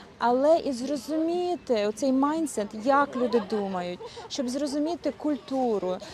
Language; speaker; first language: Ukrainian; native; Ukrainian